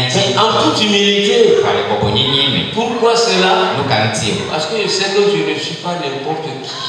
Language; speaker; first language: French; non-native, local second language; Ewe